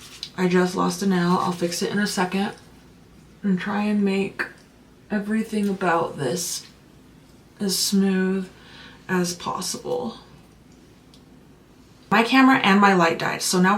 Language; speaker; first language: English; native; English